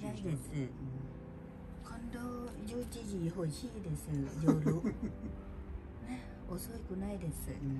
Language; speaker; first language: Japanese; non-native, learner; Thai